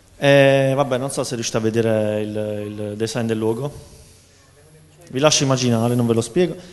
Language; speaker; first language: Italian; native; Italian